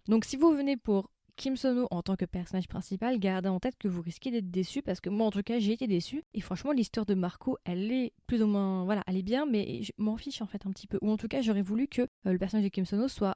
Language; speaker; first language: French; native; French